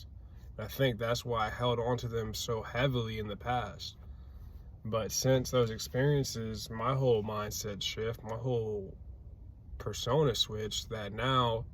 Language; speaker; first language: English; native; English